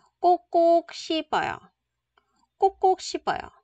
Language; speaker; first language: Korean; non-native, fluent; Vietnamese